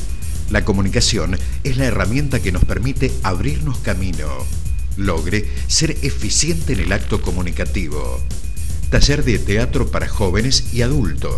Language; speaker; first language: Spanish; native; Spanish